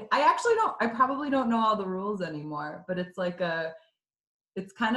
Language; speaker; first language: English; native; English